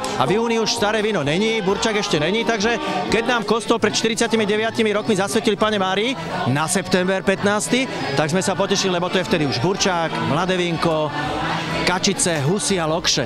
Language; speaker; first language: Slovak; native; Slovak